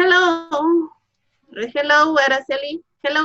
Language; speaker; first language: English; non-native, learner; Spanish